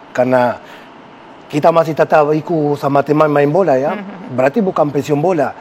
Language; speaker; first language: Indonesian; non-native, fluent; Spanish